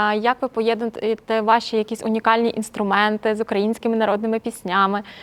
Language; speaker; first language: Ukrainian; native; Ukrainian